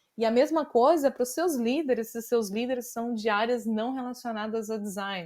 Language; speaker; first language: Portuguese; native; Portuguese